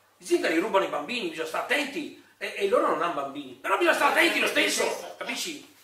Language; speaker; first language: Italian; native; Italian